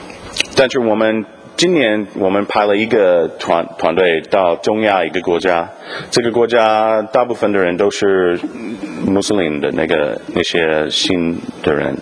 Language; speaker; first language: Chinese; non-native, fluent; English